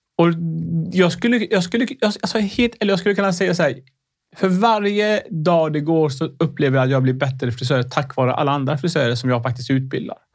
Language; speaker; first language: Swedish; early bilingual, other home language; Arabic